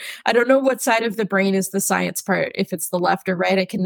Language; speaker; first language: English; native; English